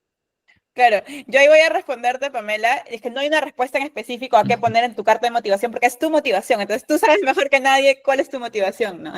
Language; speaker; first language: Spanish; native; Spanish